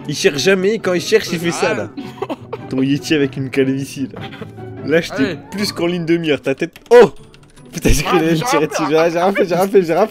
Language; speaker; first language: French; native; French